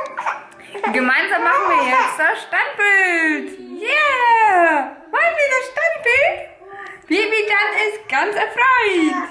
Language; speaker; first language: German; native; German